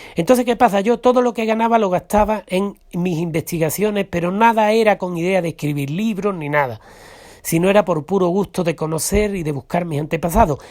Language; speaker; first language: Spanish; native; Spanish